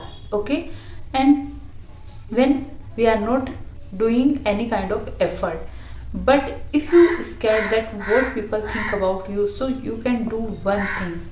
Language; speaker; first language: English; non-native, learner; Hindi